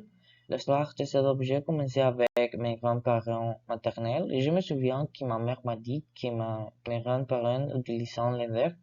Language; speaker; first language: French; non-native, learner; Spanish